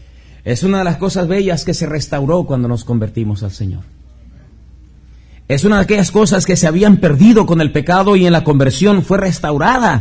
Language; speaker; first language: Spanish; native; Spanish